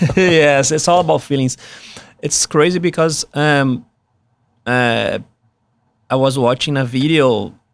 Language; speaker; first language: English; non-native, fluent; Portuguese